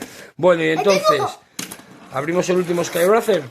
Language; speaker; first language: Spanish; native; Spanish